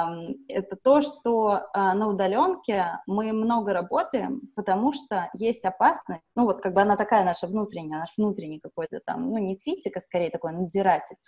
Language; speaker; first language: Russian; native; Russian